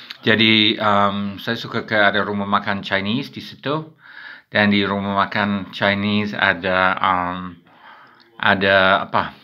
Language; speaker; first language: Indonesian; non-native, fluent; English